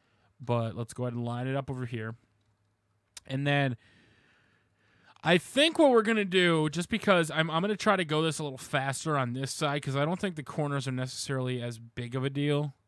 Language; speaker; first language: English; native; English